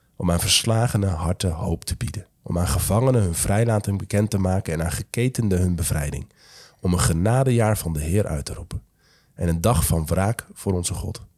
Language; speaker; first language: Dutch; native; Dutch